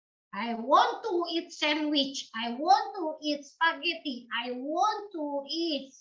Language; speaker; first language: English; non-native, learner; Indonesian